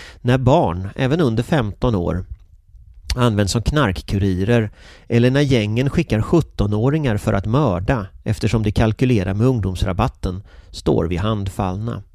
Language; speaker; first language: Swedish; native; Swedish